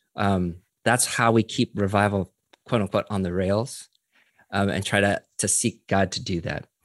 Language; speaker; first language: English; early bilingual, other home language; Korean